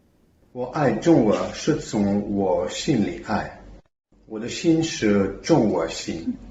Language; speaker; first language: Chinese; non-native, learner; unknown